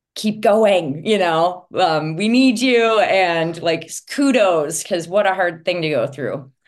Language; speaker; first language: English; native; English